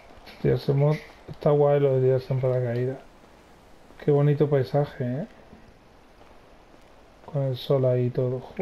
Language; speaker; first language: Spanish; native; Spanish